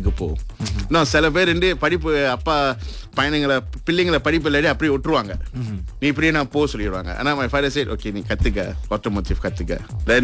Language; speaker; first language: Tamil; early bilingual, heritage; Tamil